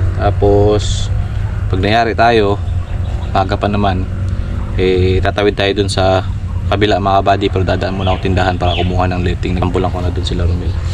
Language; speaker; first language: Filipino; non-native, local second language; Cebuano